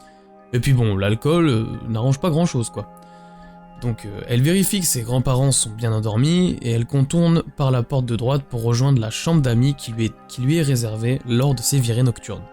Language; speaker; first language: French; native; French